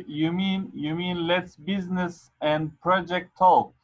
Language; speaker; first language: English; non-native, fluent; Arabic